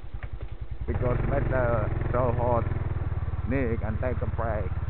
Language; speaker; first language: English; non-native, learner; Finnish